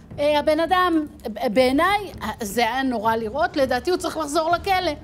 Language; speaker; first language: Hebrew; native; Hebrew